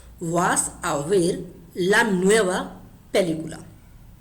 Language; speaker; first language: Spanish; non-native, fluent; Hindi